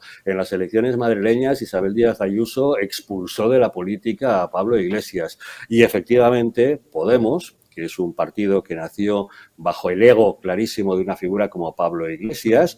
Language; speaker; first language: Spanish; native; Spanish